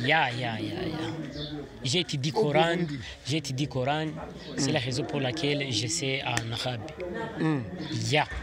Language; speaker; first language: French; non-native, local second language; Rundi